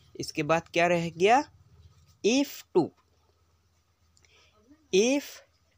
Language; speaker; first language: Hindi; non-native, local second language; Assamese